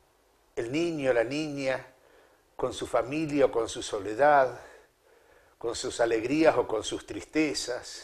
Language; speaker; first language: Spanish; native; Spanish